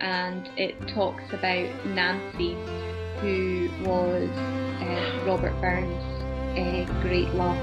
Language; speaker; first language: English; native; English